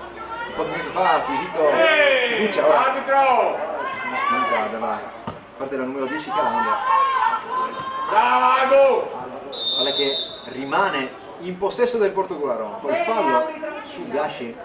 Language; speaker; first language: Italian; native; Italian